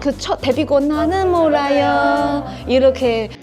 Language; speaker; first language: Korean; non-native, fluent; Chinese